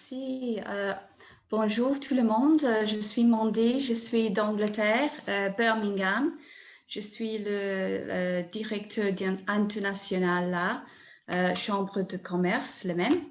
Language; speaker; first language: French; non-native, learner; English